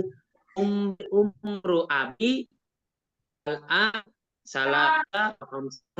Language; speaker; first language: Arabic; non-native, fluent; Indonesian